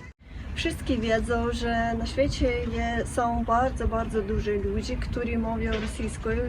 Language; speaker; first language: Polish; non-native, learner; Russian